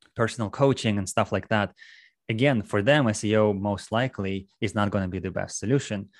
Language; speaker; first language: English; non-native, fluent; Russian